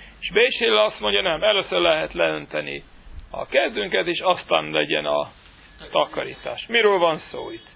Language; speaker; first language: Hungarian; non-native, fluent; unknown